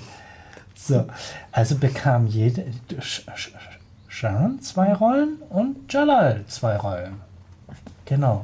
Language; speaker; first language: German; native; German